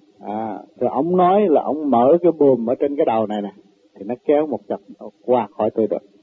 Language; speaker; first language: Vietnamese; native; Vietnamese